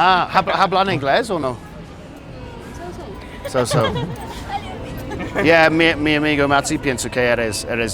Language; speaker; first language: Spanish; non-native, learner; English